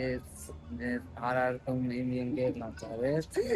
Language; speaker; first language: Armenian; non-native, learner; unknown